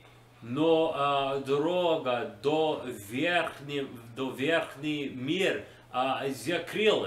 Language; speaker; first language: Russian; non-native, learner; English